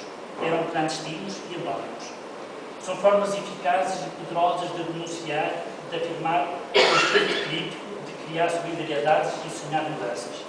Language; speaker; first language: Portuguese; native; Portuguese